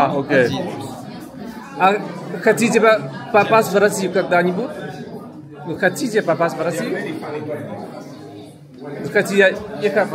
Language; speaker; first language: Russian; non-native, learner; Vietnamese